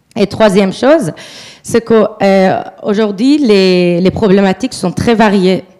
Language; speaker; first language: French; non-native, fluent; Persian